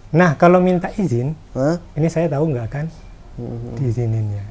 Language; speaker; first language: Indonesian; native; Indonesian